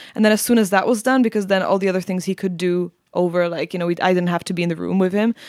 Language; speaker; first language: English; non-native, fluent; Czech